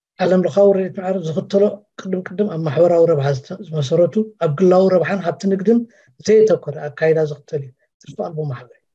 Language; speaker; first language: Tigrinya; native; Tigrinya